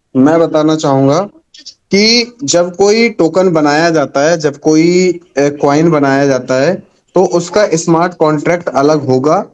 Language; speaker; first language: Hindi; native; Hindi